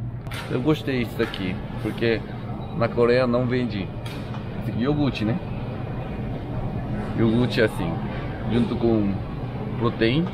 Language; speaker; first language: Portuguese; non-native, learner; Korean